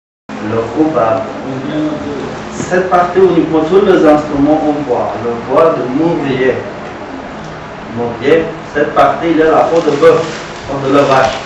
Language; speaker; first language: French; non-native, learner; Uzbek